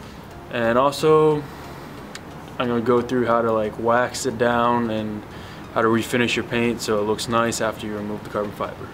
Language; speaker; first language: English; native; English